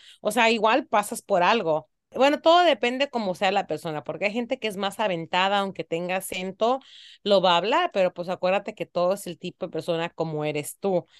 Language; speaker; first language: Spanish; early bilingual, heritage; Spanish